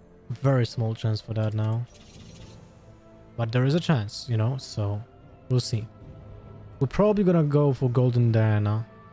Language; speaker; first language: English; non-native, fluent; Polish